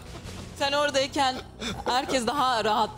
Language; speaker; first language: Turkish; native; Turkish